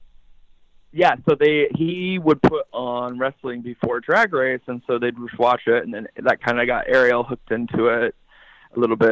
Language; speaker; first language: English; native; English